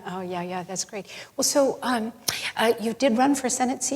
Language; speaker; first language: English; native; English